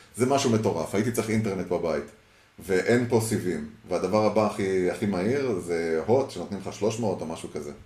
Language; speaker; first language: Hebrew; early bilingual, heritage; Hebrew